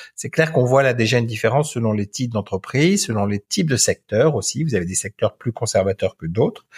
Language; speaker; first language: French; native; French